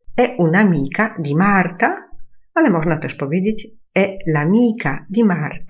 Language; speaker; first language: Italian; non-native, fluent; Polish